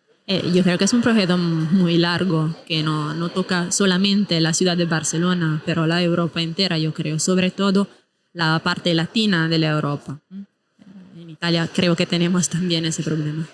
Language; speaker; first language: Spanish; non-native, fluent; Italian